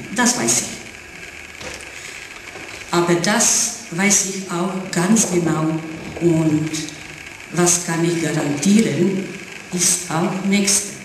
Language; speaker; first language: German; non-native, learner; Serbian